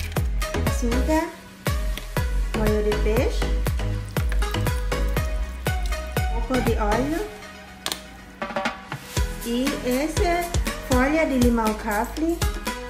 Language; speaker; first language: Portuguese; non-native, learner; Thai